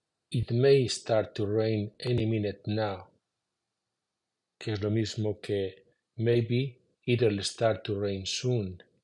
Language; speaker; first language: English; non-native, fluent; Spanish